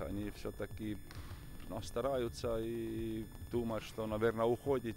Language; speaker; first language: Russian; non-native, fluent; Estonian